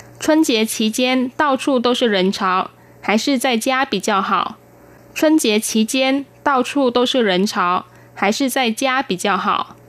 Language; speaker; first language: Chinese; non-native, fluent; Vietnamese